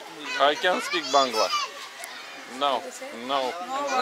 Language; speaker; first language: English; non-native, learner; Russian